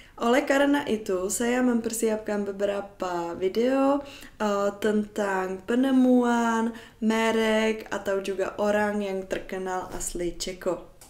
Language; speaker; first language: Indonesian; non-native, fluent; Czech